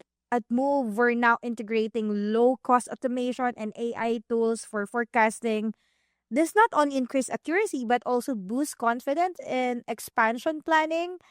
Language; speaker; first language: English; non-native, local second language; Filipino